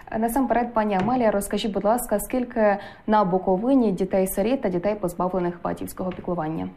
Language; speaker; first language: Ukrainian; native; Ukrainian